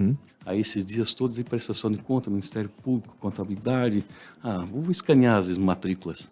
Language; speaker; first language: Portuguese; native; Portuguese